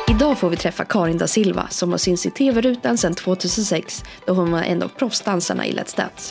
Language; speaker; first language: Swedish; native; Swedish